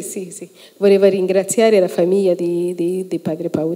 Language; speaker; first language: Italian; non-native, fluent; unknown